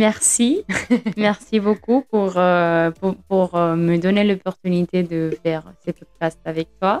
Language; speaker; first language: French; non-native, fluent; Spanish